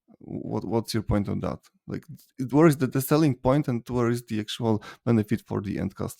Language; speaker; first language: English; non-native, fluent; Polish